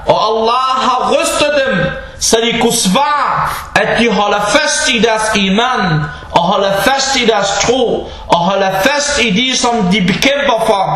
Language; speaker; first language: Danish; non-native, fluent; Arabic